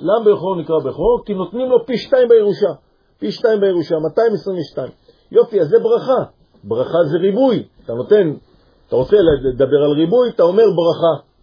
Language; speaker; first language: Hebrew; native; Hebrew